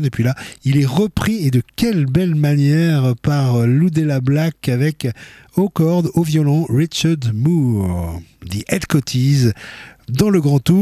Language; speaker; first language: French; native; French